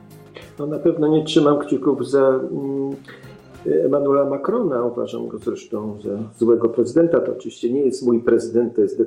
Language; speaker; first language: Polish; native; Polish